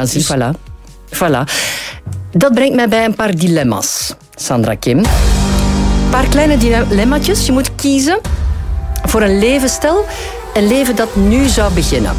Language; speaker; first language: Dutch; native; Dutch